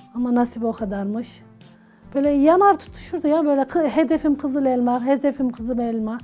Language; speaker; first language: Turkish; native; Turkish